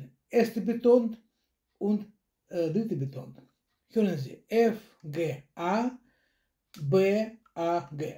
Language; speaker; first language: German; non-native, fluent; Russian